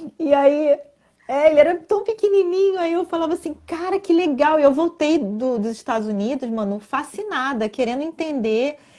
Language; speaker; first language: Portuguese; native; Portuguese